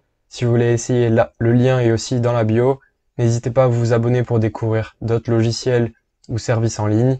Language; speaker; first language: French; native; French